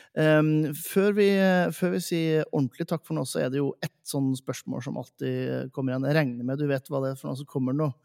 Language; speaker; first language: Norwegian; native; Norwegian